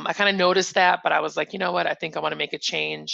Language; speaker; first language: English; native; English